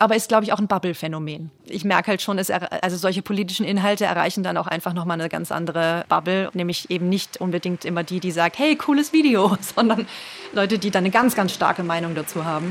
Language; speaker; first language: German; native; German